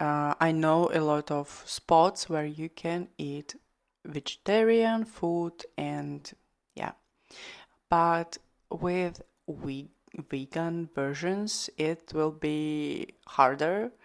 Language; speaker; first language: English; non-native, fluent; Georgian